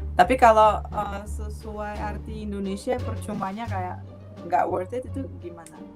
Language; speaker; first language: Malay; non-native, fluent; Russian